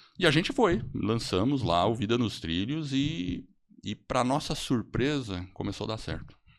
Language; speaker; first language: Portuguese; native; Portuguese